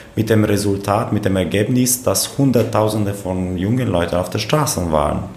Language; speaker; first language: German; non-native, fluent; Romanian